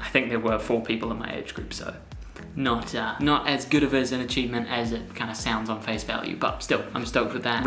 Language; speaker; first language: English; native; English